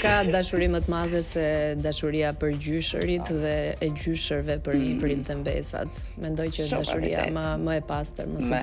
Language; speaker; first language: Albanian; native; Albanian